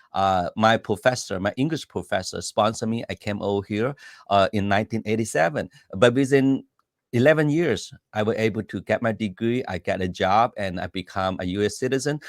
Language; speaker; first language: English; non-native, fluent; Chinese